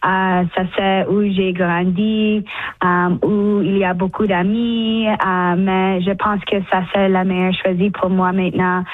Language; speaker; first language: French; early bilingual, heritage; English